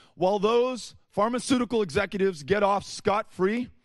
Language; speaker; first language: English; native; English